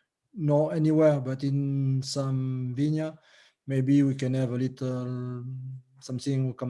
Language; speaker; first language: English; non-native, learner; French